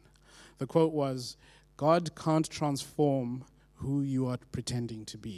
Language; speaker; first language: English; non-native, local second language; Shona